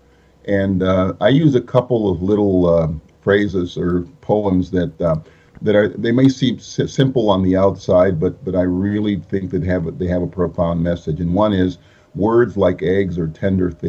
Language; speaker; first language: English; early bilingual, other home language; Spanish